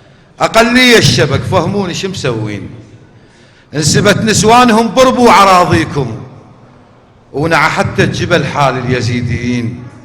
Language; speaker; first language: Arabic; native; Arabic